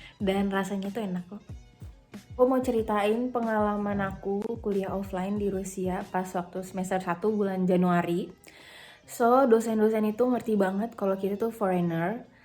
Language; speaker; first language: Indonesian; native; Indonesian